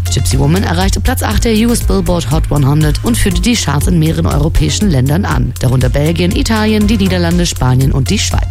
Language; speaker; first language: German; native; German